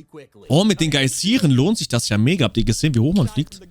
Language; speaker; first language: German; native; German